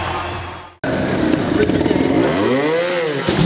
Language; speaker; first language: French; native; French